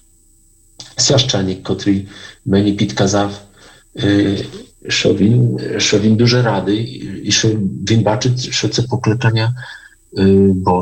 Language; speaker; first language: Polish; non-native, learner; Ukrainian